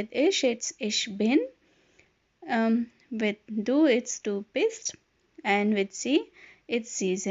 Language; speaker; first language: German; non-native, fluent; Hindi